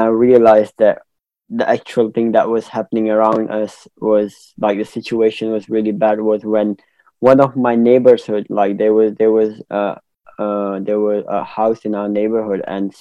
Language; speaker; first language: English; non-native, local second language; Pashto